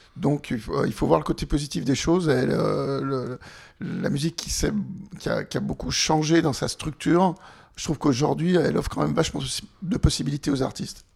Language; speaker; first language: French; native; French